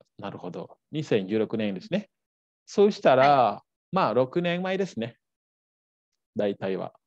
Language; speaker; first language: Japanese; non-native, fluent; Balinese